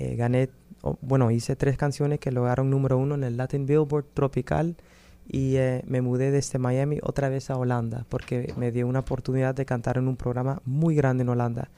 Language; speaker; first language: Spanish; early bilingual, heritage; Spanish